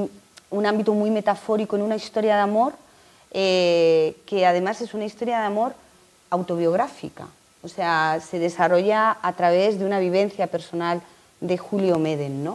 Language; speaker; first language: Spanish; native; Spanish